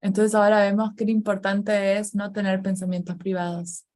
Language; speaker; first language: Spanish; native; Spanish